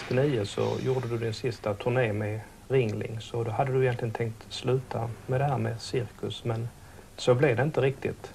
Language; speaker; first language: Swedish; native; Swedish